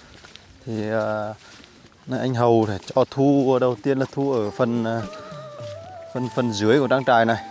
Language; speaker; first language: Vietnamese; native; Vietnamese